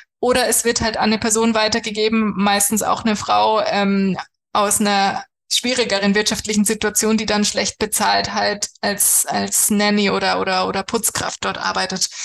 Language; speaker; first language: German; native; German